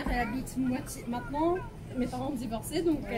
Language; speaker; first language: French; non-native, fluent; Portuguese